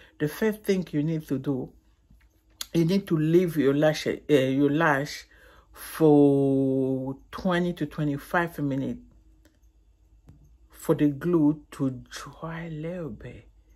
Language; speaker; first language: English; non-native, learner; Lingala